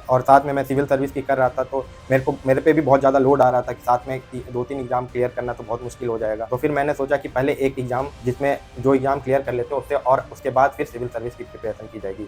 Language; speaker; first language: Hindi; native; Hindi